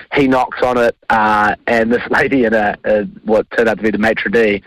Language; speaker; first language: English; native; English